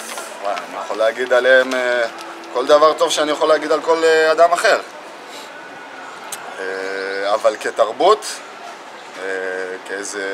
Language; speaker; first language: Hebrew; non-native, fluent; Russian